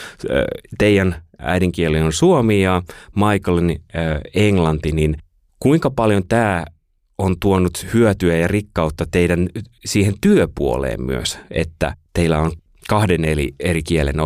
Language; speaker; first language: Finnish; native; Finnish